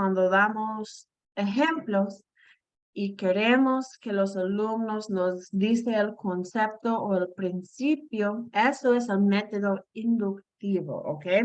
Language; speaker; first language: Spanish; non-native, fluent; English